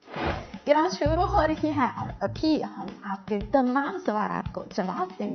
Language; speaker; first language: Hindi; non-native, fluent; Chinese